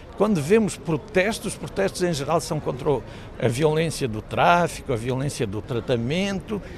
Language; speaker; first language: Portuguese; native; Portuguese